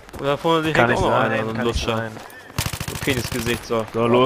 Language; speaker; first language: German; native; German